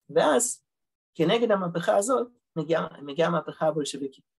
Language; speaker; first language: Hebrew; early bilingual, other home language; Russian